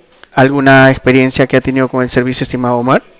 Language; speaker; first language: Spanish; native; Spanish